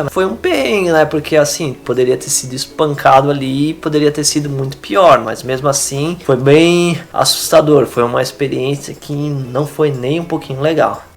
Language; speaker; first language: Portuguese; native; Portuguese